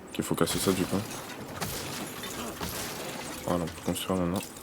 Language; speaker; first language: French; native; French